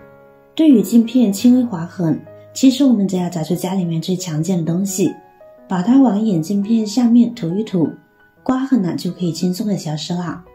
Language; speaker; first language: Chinese; native; Chinese